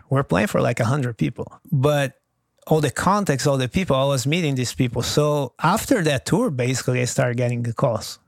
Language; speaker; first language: English; non-native, fluent; Portuguese